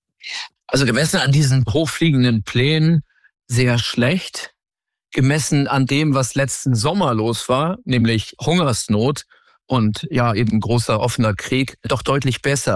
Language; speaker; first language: German; native; German